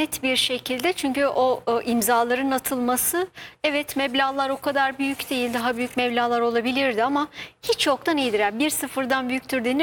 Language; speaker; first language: Turkish; native; Turkish